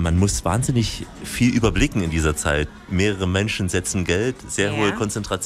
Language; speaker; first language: German; native; German